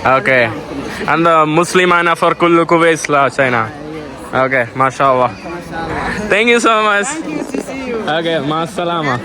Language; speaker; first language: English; non-native, local second language; Malayalam